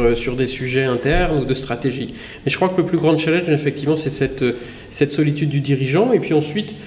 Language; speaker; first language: French; native; French